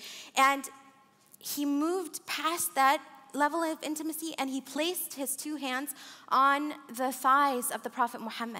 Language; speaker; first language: English; early bilingual, other home language; Arabic